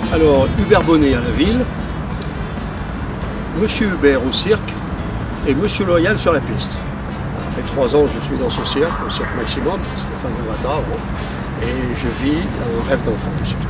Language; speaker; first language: French; native; French